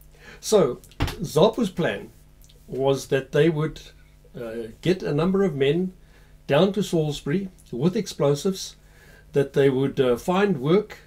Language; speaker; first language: English; native; English